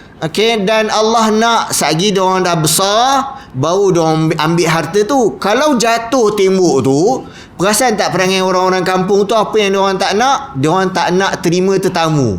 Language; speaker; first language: Malay; native; Malay